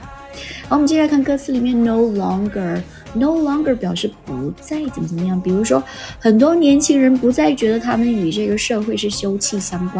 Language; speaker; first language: Chinese; native; Chinese